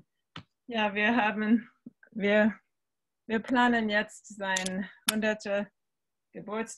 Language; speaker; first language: German; non-native, learner; English